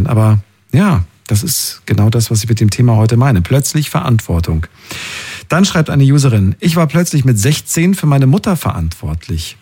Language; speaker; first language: German; native; German